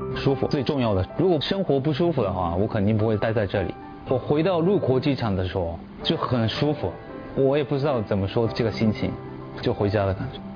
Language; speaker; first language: Chinese; non-native, fluent; Japanese